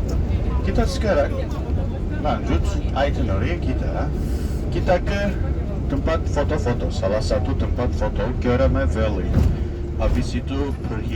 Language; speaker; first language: Indonesian; non-native, fluent; Turkish